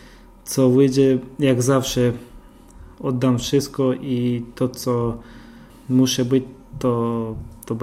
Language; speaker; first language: Polish; non-native, fluent; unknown